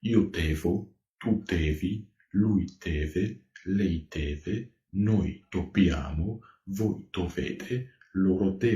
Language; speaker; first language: Italian; non-native, fluent; Georgian